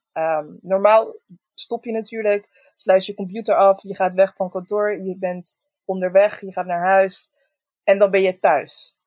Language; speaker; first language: Dutch; native; Dutch